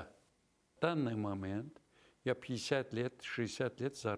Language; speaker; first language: Russian; non-native, local second language; Azerbaijani